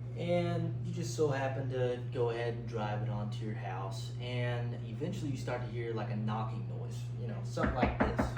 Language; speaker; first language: English; native; English